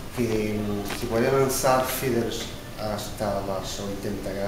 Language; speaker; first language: Spanish; non-native, learner; Portuguese